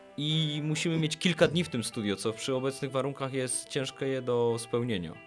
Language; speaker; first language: Polish; native; Polish